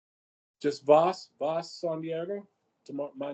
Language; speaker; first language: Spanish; non-native, learner; English